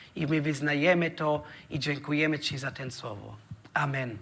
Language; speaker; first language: Polish; non-native, learner; German